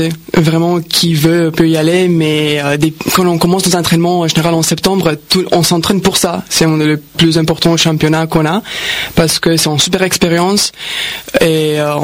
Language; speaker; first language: French; non-native, fluent; Romanian